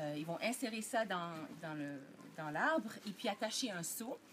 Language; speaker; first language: French; early bilingual, heritage; French